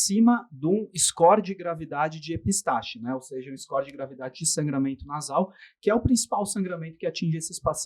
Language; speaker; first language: Portuguese; native; Portuguese